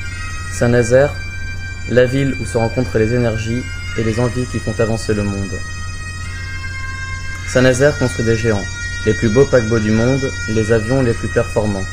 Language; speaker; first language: French; native; French